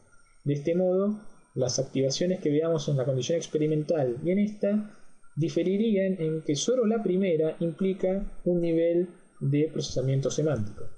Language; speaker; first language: Spanish; native; Spanish